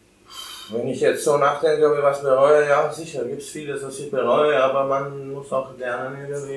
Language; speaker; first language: German; non-native, fluent; Albanian